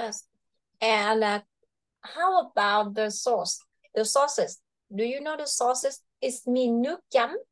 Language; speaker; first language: English; non-native, fluent; Vietnamese